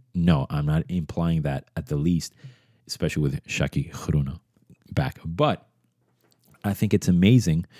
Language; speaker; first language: English; early bilingual, other home language; Spanish